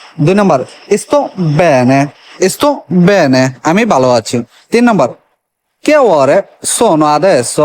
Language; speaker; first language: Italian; non-native, learner; Bangla